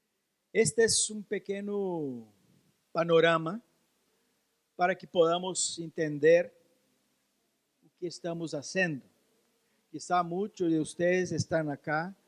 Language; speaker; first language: Spanish; non-native, learner; Portuguese